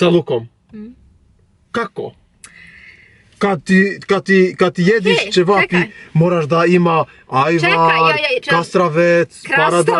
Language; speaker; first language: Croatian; non-native, learner; Albanian